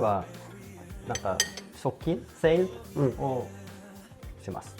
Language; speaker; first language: Japanese; non-native, fluent; Swedish